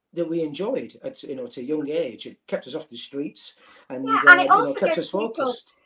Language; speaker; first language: English; native; English